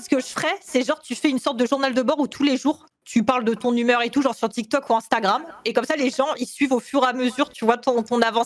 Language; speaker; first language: French; native; French